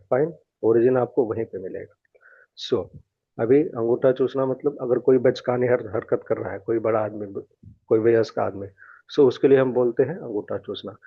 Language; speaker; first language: Hindi; native; Hindi